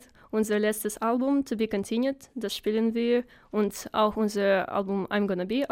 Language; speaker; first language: German; non-native, learner; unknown